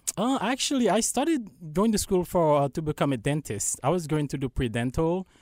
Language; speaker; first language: English; non-native, fluent; Haitian Creole